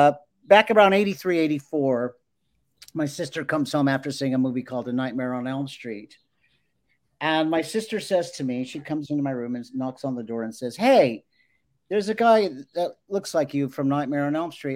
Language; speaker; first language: English; native; English